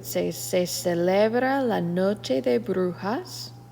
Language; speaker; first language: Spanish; non-native, fluent; English